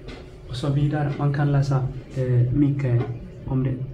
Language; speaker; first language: Swedish; non-native, fluent; Tigrinya